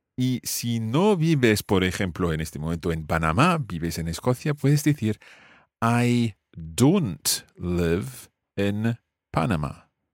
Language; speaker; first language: Spanish; non-native, fluent; English